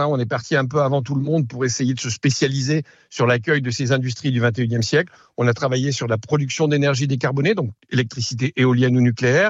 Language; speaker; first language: French; native; French